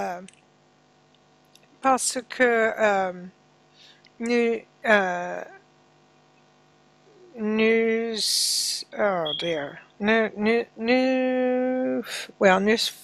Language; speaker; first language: French; non-native, learner; English